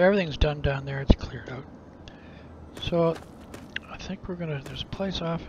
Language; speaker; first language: English; native; English